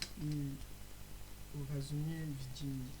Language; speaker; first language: Russian; non-native, learner; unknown